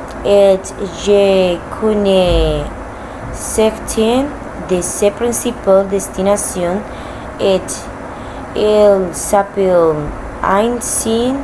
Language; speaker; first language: French; non-native, learner; Spanish